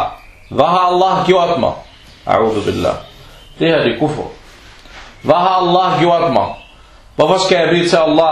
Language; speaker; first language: Danish; non-native, local second language; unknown